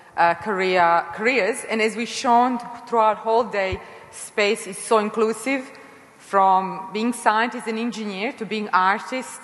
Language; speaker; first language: English; non-native, fluent; Serbian